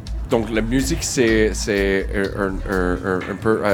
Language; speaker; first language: French; non-native, learner; English